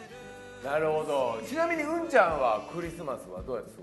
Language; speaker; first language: Japanese; native; Japanese